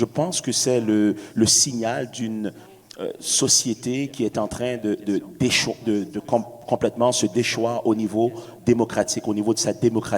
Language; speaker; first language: French; native; French